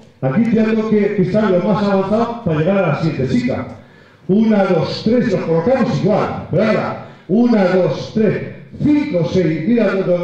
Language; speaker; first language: Spanish; native; Spanish